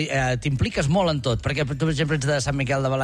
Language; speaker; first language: Catalan; native; Catalan